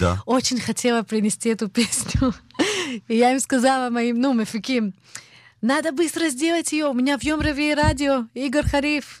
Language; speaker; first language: Russian; early bilingual, heritage; Russian